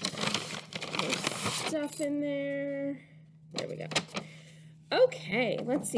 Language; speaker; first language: English; native; English